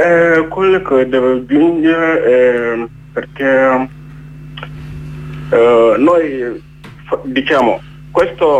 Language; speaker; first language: Italian; non-native, learner; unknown